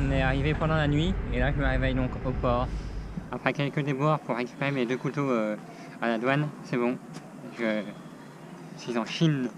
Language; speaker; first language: French; native; French